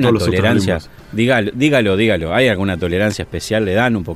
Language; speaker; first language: Spanish; native; Spanish